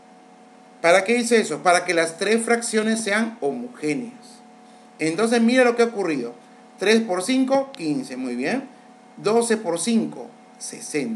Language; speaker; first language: Spanish; native; Spanish